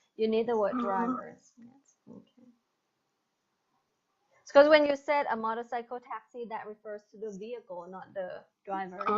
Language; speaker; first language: English; non-native, fluent; Thai